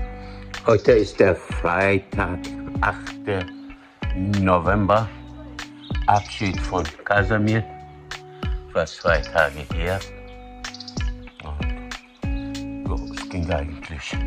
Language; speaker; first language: German; non-native, fluent; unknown